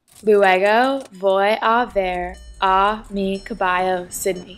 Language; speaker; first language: Spanish; non-native, learner; English